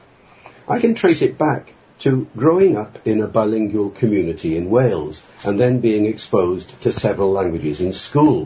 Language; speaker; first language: English; native; English